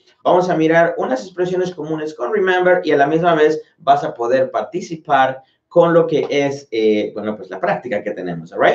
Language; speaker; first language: Spanish; native; Spanish